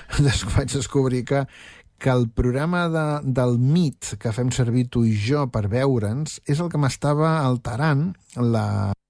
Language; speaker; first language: Catalan; native; Catalan